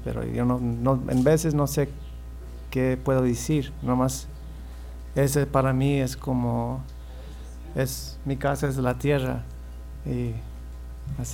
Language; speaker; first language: Spanish; early bilingual, heritage; English